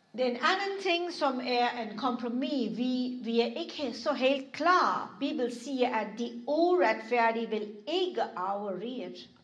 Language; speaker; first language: Danish; non-native, fluent; English